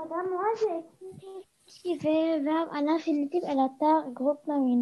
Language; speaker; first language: French; non-native, learner; Arabic